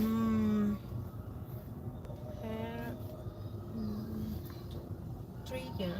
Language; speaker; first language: English; non-native, learner; Spanish